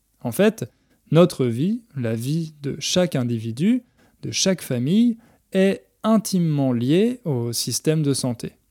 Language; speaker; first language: French; native; French